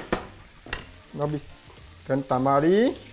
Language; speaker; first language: German; non-native, learner; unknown